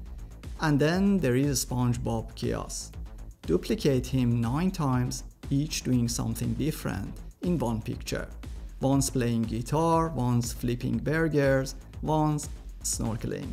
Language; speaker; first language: English; non-native, fluent; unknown